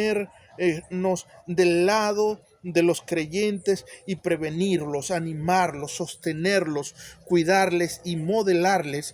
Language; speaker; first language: Spanish; native; Spanish